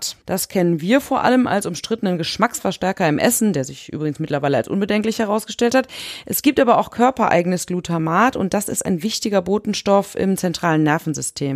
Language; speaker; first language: German; native; German